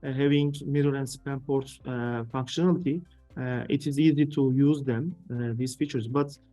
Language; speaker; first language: English; non-native, fluent; Turkish